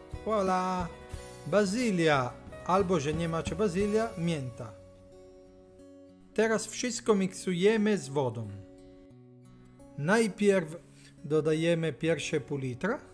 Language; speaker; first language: Polish; non-native, learner; Italian